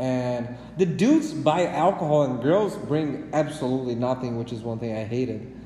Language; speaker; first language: English; non-native, fluent; Portuguese